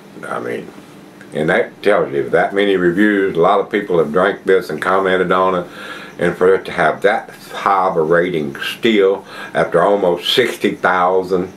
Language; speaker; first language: English; native; English